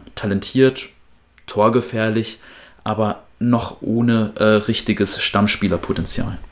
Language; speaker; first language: German; native; German